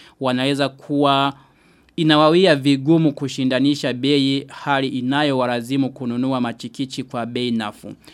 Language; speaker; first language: Swahili; non-native, local second language; Rundi